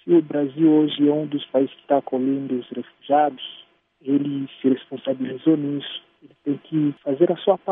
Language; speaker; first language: Portuguese; non-native, fluent; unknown